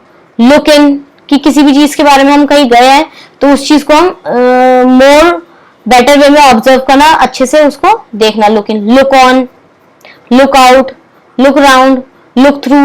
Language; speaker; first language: Hindi; native; Hindi